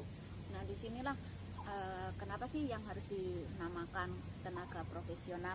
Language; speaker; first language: Indonesian; native; Indonesian